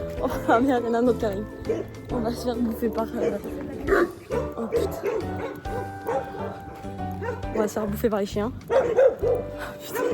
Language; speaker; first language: French; native; French